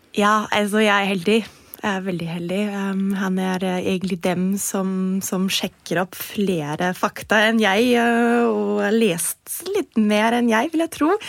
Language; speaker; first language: Norwegian; non-native, learner; German